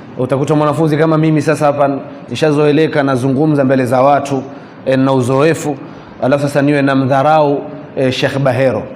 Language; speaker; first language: Swahili; native; Swahili